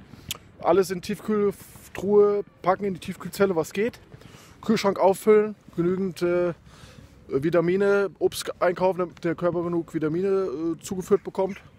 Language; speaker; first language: German; native; German